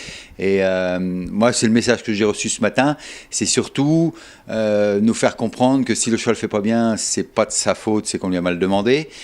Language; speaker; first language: French; native; French